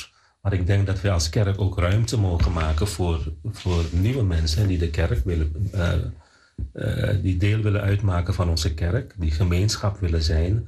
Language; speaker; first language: Dutch; non-native, fluent; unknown